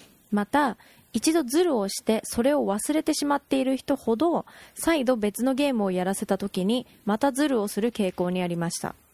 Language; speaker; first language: Japanese; native; Japanese